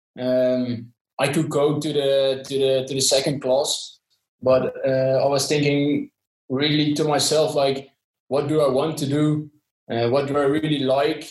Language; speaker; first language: English; non-native, fluent; Dutch